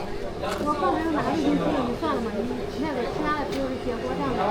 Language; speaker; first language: Chinese; native; Chinese